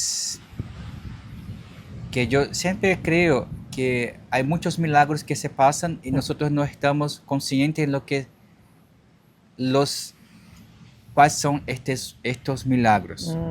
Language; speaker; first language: Spanish; non-native, learner; Portuguese